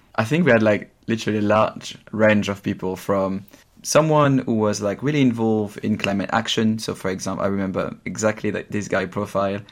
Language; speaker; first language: English; non-native, fluent; French